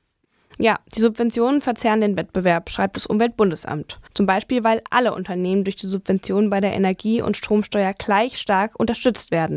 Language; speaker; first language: German; native; German